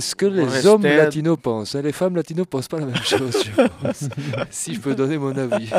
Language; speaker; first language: French; native; French